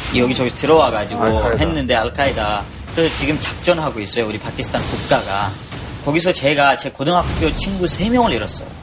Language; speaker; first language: Korean; non-native, fluent; Urdu